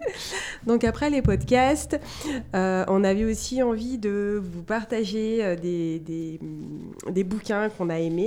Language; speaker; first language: French; native; French